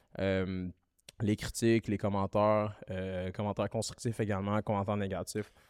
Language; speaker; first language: French; early bilingual, other home language; Malagasy